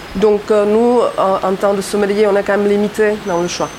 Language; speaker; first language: French; non-native, fluent; Czech